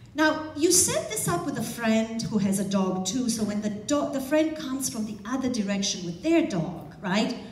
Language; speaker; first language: English; non-native, fluent; Romanian